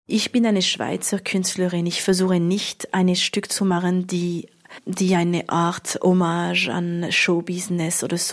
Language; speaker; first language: German; non-native, local second language; French